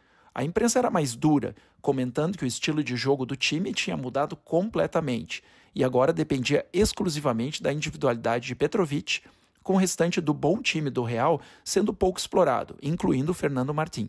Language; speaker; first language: Portuguese; native; Portuguese